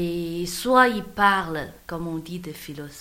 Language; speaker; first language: French; non-native, learner; Chinese